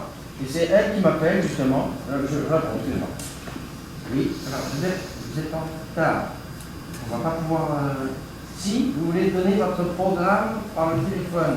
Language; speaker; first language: French; native; French